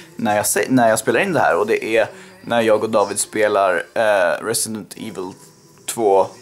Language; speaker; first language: Swedish; native; Swedish